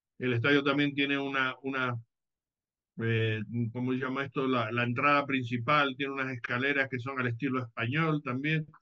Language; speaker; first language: Spanish; native; Spanish